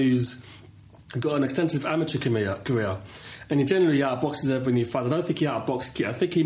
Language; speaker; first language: English; native; English